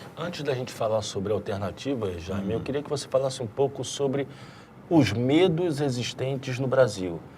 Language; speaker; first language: Portuguese; native; Portuguese